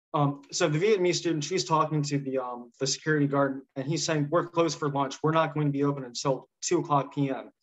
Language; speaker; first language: English; native; English